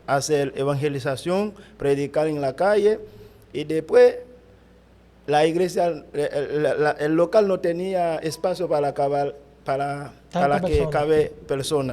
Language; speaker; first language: Spanish; non-native, fluent; Haitian Creole